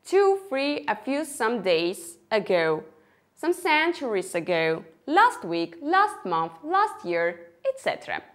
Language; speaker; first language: English; non-native, fluent; Armenian